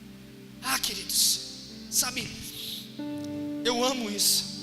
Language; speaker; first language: Portuguese; native; Portuguese